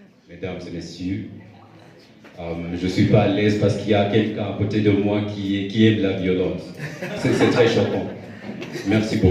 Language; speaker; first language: French; non-native, fluent; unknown